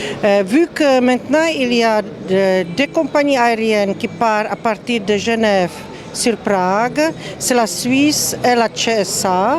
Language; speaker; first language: French; non-native, fluent; Czech